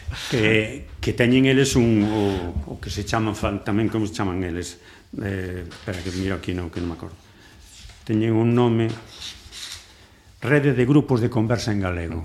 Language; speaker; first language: Galician; non-native, local second language; Spanish